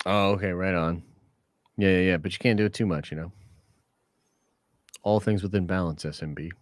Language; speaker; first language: English; native; English